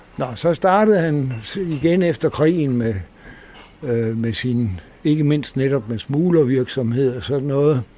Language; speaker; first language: Danish; native; Danish